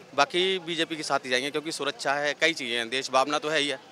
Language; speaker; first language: Hindi; native; Hindi